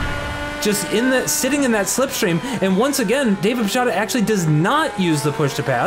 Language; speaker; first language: English; native; English